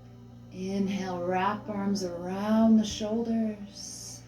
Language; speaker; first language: English; native; English